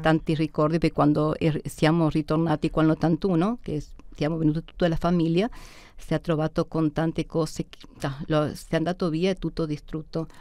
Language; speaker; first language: Italian; early bilingual, heritage; Spanish